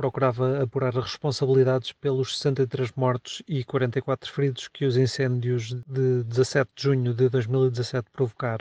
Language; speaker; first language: Portuguese; native; Portuguese